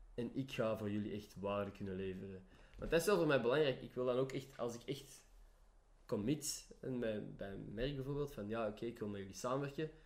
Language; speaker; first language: Dutch; native; Dutch